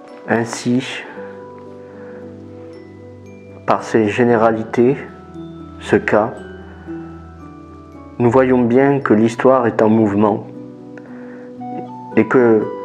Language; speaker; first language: French; native; French